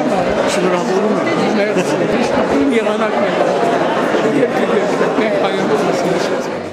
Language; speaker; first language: French; non-native, learner; Armenian